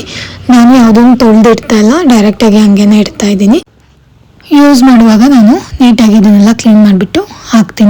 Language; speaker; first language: Kannada; native; Kannada